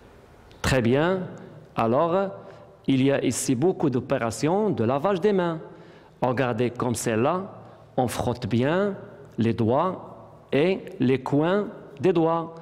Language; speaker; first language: French; non-native, local second language; Arabic